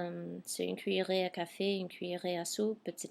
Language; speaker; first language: French; non-native, fluent; English